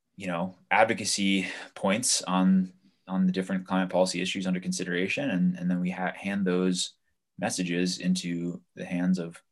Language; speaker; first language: English; native; English